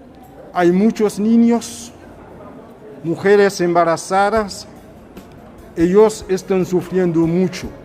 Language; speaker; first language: Spanish; non-native, fluent; Haitian Creole